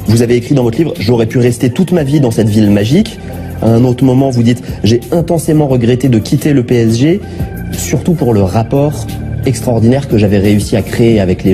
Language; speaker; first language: French; native; French